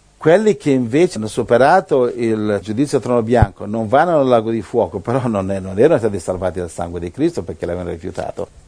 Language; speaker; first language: Italian; native; Italian